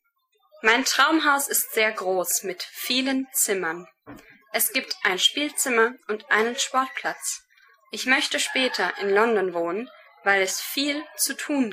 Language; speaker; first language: German; non-native, learner; English